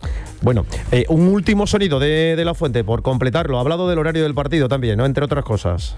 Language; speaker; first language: Spanish; native; Spanish